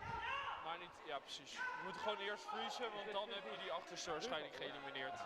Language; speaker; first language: Dutch; native; Dutch